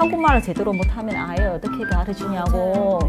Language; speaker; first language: Korean; non-native, learner; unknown